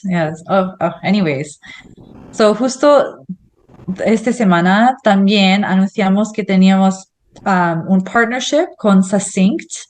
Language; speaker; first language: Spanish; non-native, fluent; English